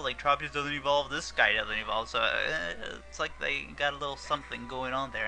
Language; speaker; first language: English; native; English